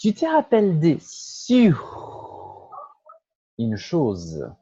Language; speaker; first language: French; non-native, fluent; Portuguese